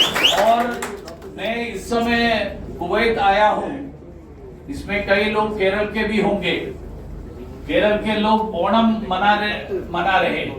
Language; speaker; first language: Hindi; non-native, local second language; Malayalam